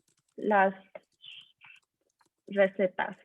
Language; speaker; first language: Spanish; early bilingual, heritage; Spanish